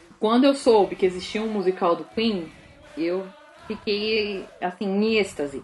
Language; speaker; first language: Portuguese; native; Portuguese